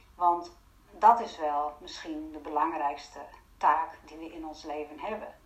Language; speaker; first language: Dutch; non-native, fluent; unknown